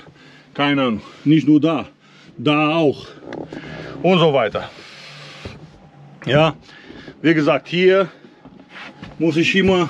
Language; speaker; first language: German; non-native, learner; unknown